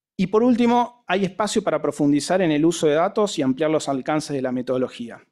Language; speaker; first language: Spanish; native; Spanish